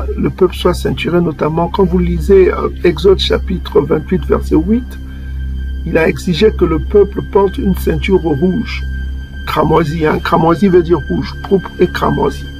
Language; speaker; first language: French; non-native, local second language; Kongo